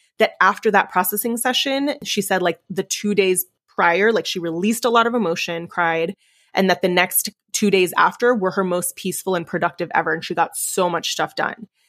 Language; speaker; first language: English; early bilingual, other home language; Spanish